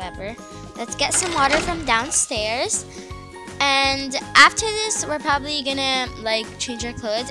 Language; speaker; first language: English; native; English